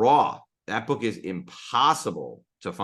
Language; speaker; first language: English; native; English